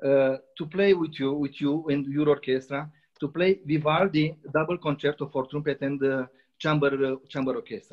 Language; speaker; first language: English; non-native, learner; Romanian